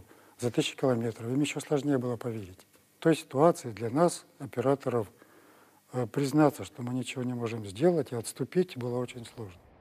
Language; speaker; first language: Russian; native; Russian